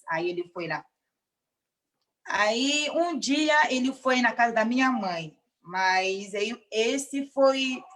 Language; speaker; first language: Portuguese; non-native, local second language; Mandingo